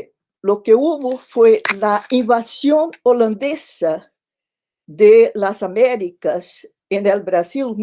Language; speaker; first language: Spanish; non-native, fluent; Portuguese